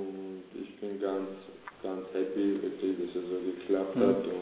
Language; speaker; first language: German; early bilingual, other home language; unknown